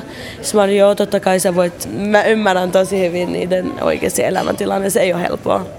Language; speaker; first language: Finnish; early bilingual, other home language; Arabic